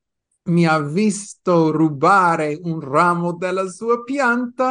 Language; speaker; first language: Italian; non-native, fluent; English